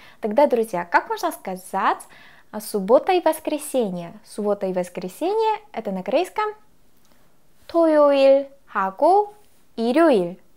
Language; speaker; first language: Russian; non-native, fluent; Korean